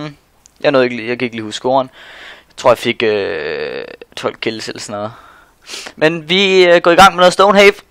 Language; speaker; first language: Danish; native; Danish